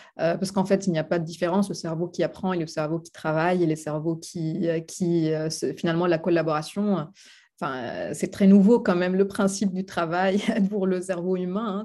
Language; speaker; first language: French; non-native, local second language; Arabic